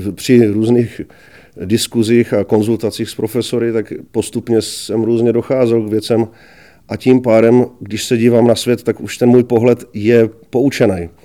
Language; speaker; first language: Czech; native; Czech